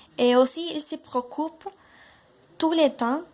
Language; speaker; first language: French; non-native, learner; Spanish